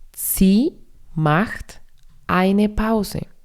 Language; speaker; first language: German; non-native, fluent; Spanish